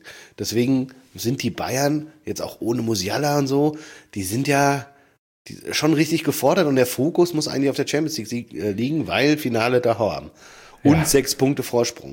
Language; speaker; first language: German; native; German